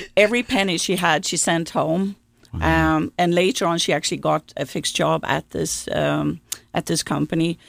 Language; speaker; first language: English; non-native, fluent; Swedish